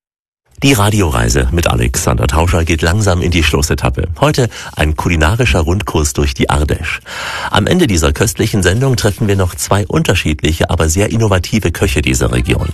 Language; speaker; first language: German; native; German